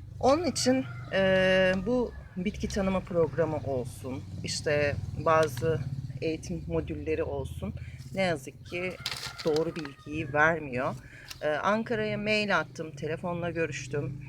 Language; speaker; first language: Turkish; native; Turkish